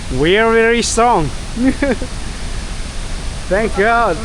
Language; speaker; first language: English; non-native, learner; Lao